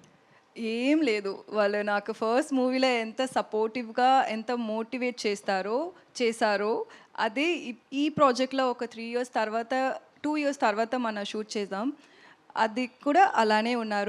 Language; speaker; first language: Telugu; non-native, learner; Tamil